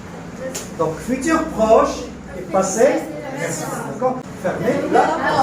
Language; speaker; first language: French; non-native, local second language; Arabic